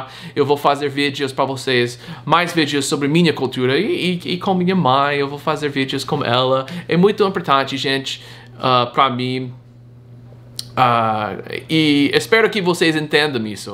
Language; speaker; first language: Portuguese; non-native, fluent; English